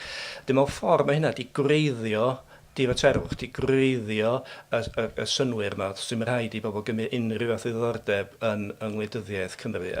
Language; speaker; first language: Welsh; native; Welsh